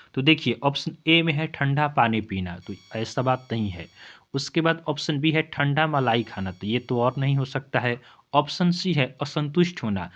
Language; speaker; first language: Hindi; native; Hindi